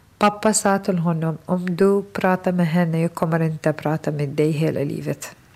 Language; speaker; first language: Swedish; non-native, fluent; Arabic